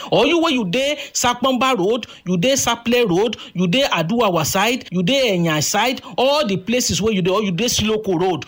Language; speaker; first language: Nigerian Pidgin; native; Nigerian Pidgin